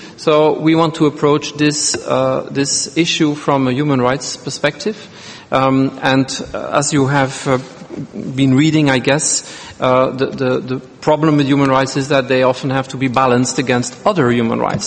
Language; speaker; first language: English; non-native, fluent; Dutch